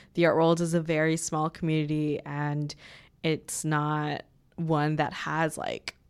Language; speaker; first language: English; native; English